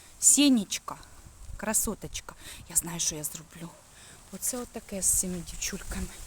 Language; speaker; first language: Ukrainian; native; Ukrainian